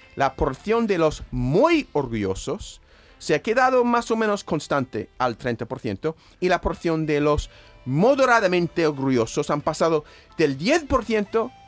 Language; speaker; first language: Spanish; non-native, fluent; English